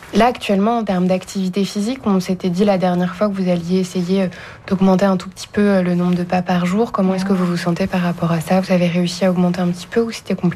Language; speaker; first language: French; native; French